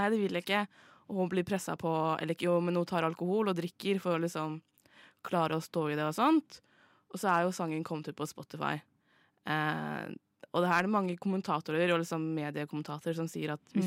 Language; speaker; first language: Norwegian; native; Norwegian